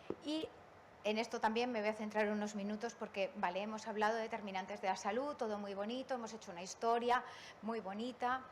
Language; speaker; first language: Spanish; native; Spanish